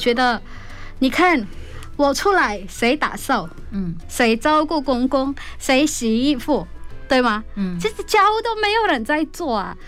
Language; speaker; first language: Chinese; non-native, fluent; Hakka Chinese